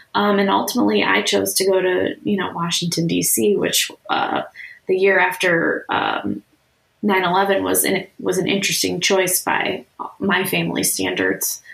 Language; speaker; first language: English; native; English